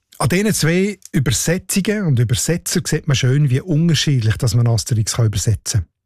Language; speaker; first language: German; native; German